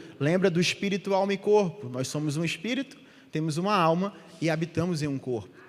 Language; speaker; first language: Portuguese; native; Portuguese